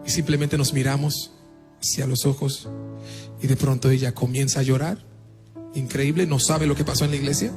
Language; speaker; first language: Spanish; non-native, fluent; Haitian Creole